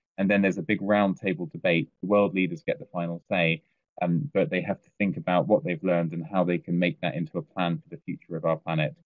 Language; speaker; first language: English; native; English